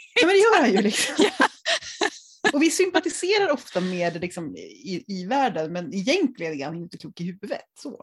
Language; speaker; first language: Swedish; native; Swedish